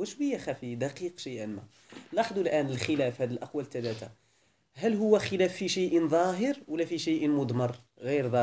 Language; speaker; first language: Arabic; native; Arabic